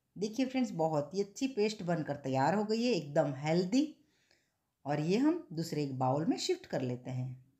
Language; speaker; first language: Hindi; non-native, local second language; Gujarati